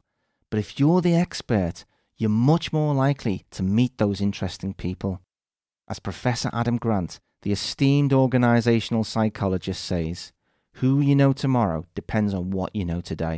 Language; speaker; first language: English; native; English